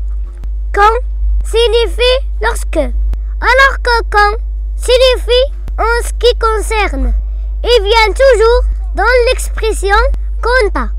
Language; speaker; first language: French; non-native, local second language; Arabic